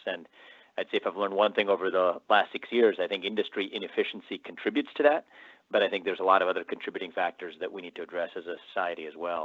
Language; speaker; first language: English; native; English